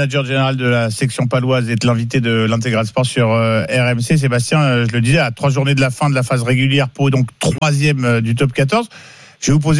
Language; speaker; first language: French; native; French